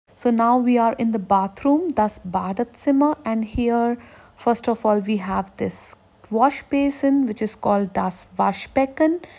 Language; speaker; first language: English; non-native, local second language; Hindi